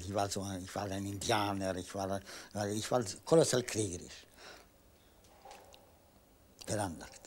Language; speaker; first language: German; non-native, fluent; Polish